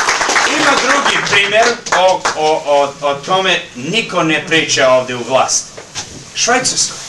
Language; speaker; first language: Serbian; early bilingual, heritage; Serbian